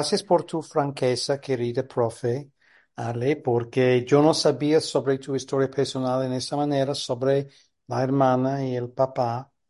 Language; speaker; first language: Spanish; non-native, fluent; English